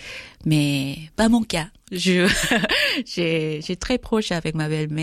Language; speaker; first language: French; non-native, fluent; Korean